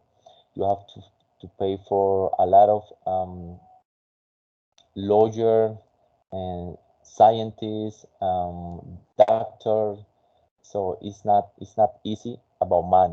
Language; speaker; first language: English; non-native, fluent; Spanish